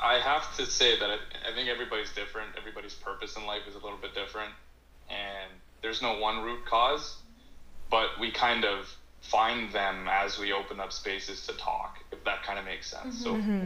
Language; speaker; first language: English; native; English